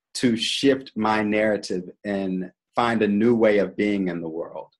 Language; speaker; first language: English; native; English